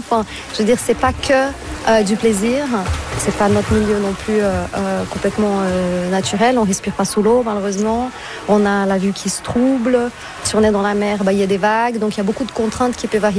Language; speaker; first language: French; non-native, fluent; Portuguese